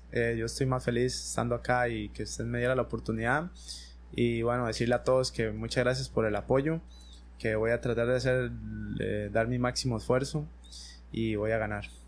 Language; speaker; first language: Spanish; native; Spanish